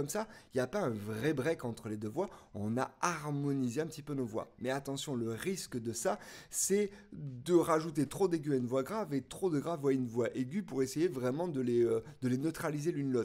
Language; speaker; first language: French; native; French